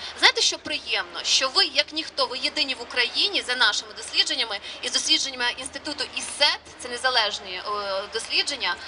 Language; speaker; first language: Ukrainian; native; Ukrainian